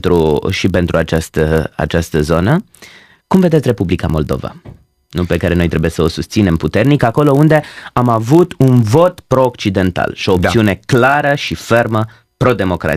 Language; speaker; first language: Romanian; native; Romanian